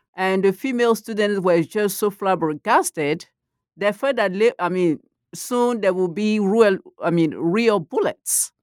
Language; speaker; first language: English; non-native, fluent; Mandingo